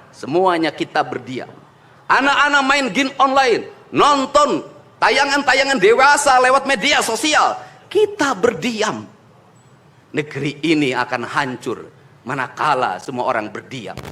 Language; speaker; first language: Indonesian; native; Indonesian